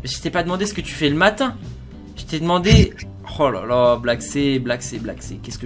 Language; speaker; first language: French; native; French